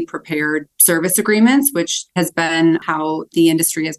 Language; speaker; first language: English; native; English